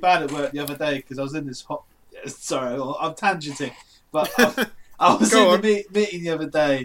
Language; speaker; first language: English; native; English